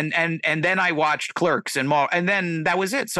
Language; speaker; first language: English; native; English